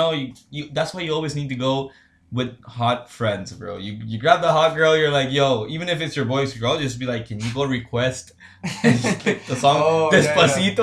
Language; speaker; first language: English; non-native, fluent; Spanish